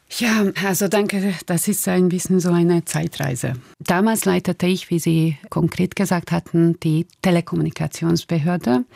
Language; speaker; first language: German; non-native, fluent; Hungarian